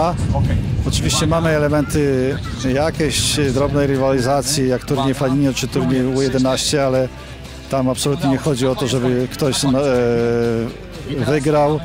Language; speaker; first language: Polish; native; Polish